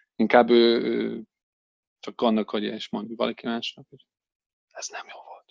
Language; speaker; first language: Hungarian; non-native, fluent; English